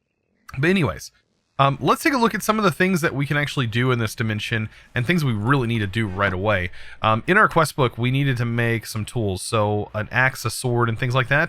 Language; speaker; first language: English; native; English